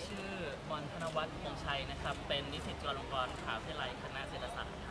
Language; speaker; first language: Thai; native; Thai